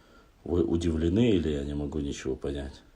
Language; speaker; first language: Russian; non-native, local second language; Chechen